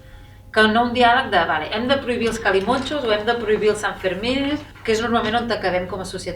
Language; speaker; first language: Catalan; native; Catalan